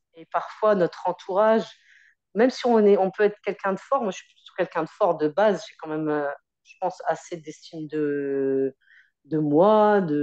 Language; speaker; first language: French; native; French